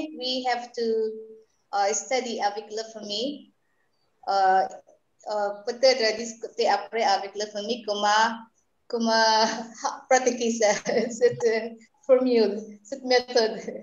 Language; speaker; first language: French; non-native, learner; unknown